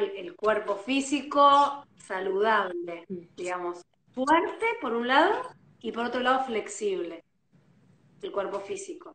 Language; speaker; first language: Spanish; native; Spanish